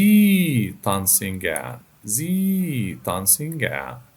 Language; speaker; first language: German; non-native, fluent; Arabic